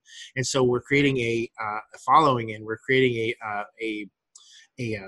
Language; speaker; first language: English; native; English